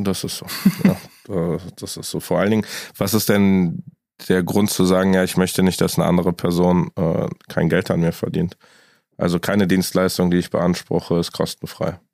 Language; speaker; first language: German; native; German